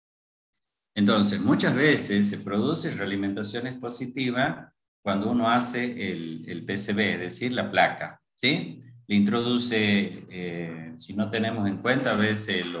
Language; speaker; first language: Spanish; native; Spanish